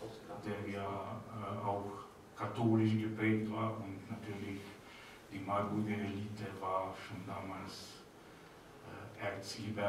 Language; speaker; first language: German; non-native, fluent; Slovenian